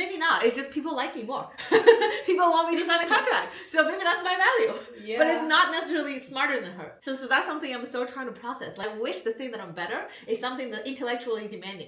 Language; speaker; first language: English; non-native, fluent; Chinese